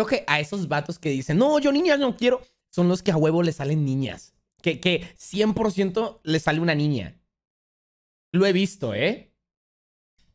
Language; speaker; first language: Spanish; native; Spanish